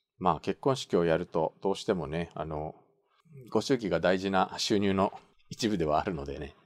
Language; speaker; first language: Japanese; native; Japanese